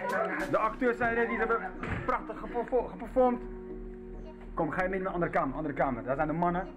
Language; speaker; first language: Dutch; native; Dutch